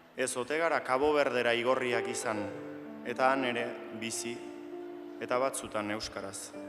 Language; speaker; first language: Basque; native; Basque